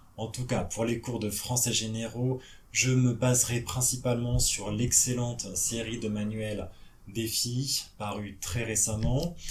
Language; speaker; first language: French; native; French